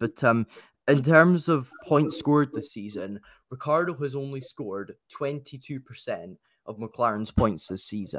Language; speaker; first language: English; native; English